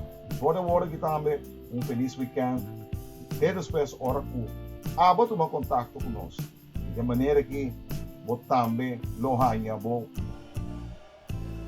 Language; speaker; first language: Portuguese; non-native, learner; Papiamento